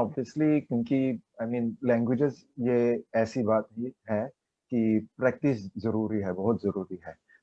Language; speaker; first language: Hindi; non-native, learner; Chinese